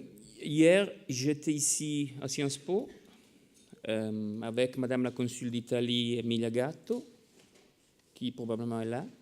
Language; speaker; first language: French; non-native, fluent; Italian